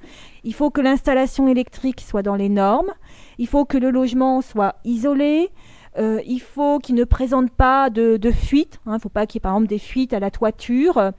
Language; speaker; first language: French; native; French